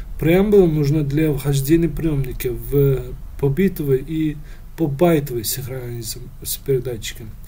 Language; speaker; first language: Russian; non-native, local second language; Uzbek